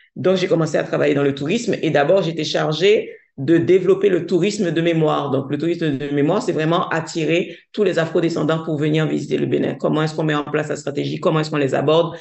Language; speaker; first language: French; non-native, local second language; Haitian Creole